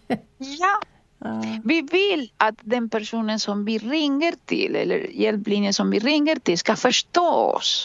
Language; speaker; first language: Swedish; non-native, fluent; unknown